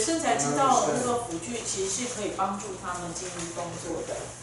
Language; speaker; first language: Chinese; native; Chinese